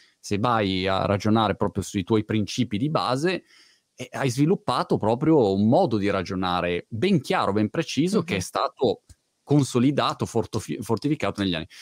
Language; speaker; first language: Italian; native; Italian